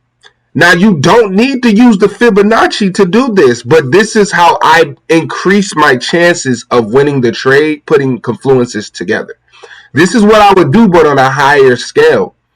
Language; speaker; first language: English; native; English